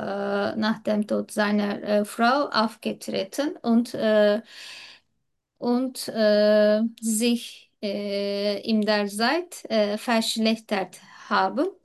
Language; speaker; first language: German; non-native, learner; Turkish